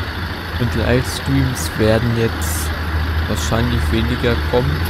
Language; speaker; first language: German; native; German